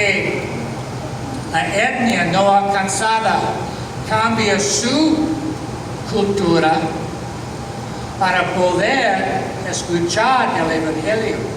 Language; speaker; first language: Spanish; non-native, fluent; English